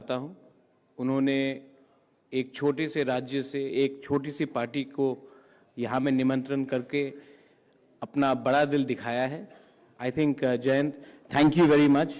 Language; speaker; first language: Hindi; non-native, local second language; Kok Borok